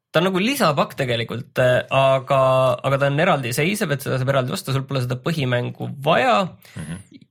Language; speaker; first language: Estonian; native; Estonian